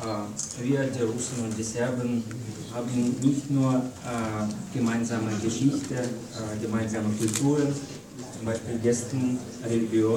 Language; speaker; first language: German; non-native, fluent; Russian